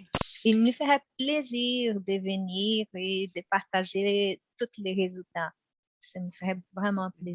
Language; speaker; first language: French; non-native, fluent; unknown